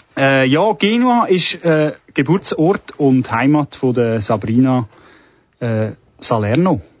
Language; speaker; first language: German; early bilingual, other home language; Serbian